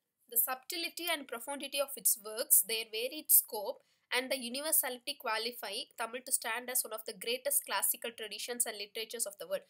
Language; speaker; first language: English; non-native, local second language; Tamil